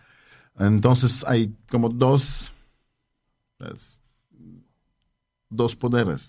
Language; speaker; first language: Spanish; non-native, fluent; Polish